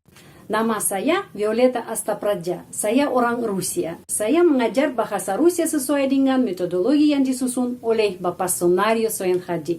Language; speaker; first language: Indonesian; non-native, fluent; Russian